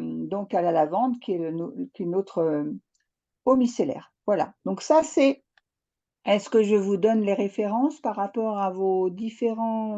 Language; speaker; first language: French; native; French